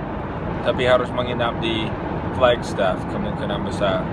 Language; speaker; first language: Indonesian; non-native, fluent; English